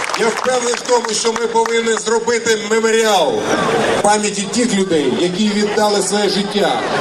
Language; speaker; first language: Ukrainian; non-native, local second language; Russian